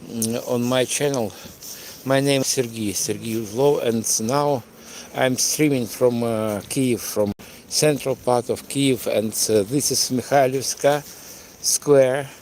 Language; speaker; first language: English; non-native, fluent; Russian